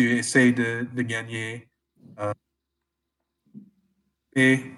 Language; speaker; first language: French; non-native, fluent; English